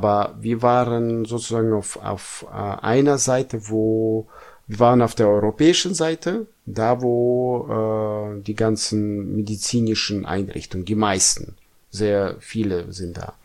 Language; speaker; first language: German; non-native, fluent; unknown